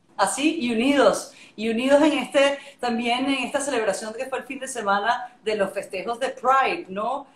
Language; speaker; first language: Spanish; native; Spanish